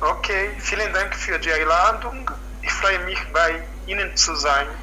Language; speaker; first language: German; non-native, fluent; Portuguese